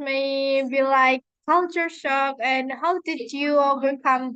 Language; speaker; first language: English; non-native, fluent; Indonesian